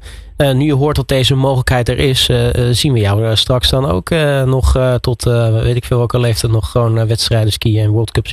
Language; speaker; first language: Dutch; native; Dutch